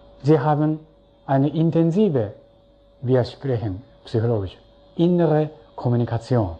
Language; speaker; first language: German; non-native, fluent; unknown